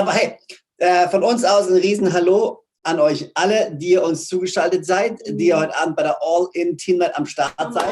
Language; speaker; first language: German; native; German